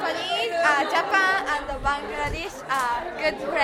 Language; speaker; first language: English; non-native, learner; Japanese